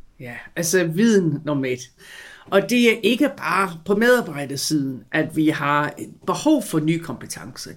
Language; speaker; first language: Danish; non-native, fluent; English